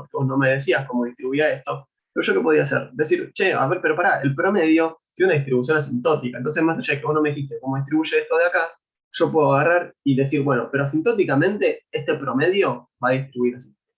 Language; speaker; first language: Spanish; native; Spanish